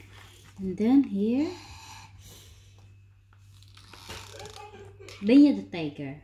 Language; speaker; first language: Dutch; non-native, learner; Filipino